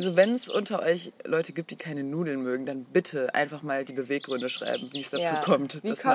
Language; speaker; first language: German; native; German